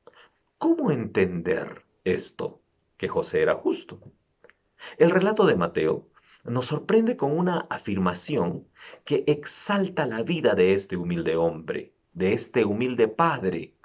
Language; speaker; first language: Spanish; native; Spanish